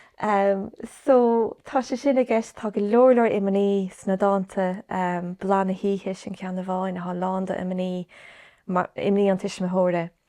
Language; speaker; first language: Irish; native; Irish